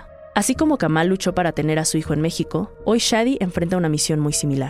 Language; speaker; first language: Spanish; native; Spanish